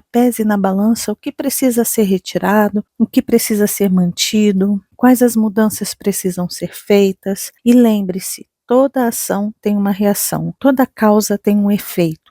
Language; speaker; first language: Portuguese; native; Portuguese